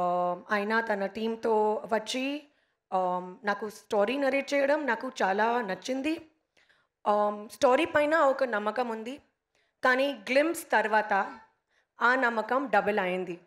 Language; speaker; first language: Telugu; non-native, learner; Hindi